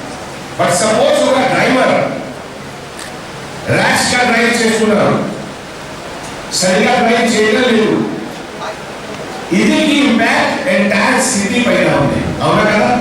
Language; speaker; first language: Telugu; non-native, fluent; Hindi